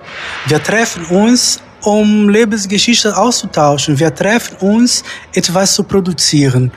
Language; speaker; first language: German; non-native, fluent; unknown